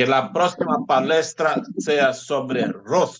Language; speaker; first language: Spanish; non-native, fluent; Portuguese